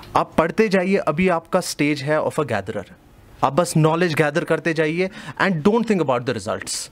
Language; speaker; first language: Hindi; non-native, local second language; Kashmiri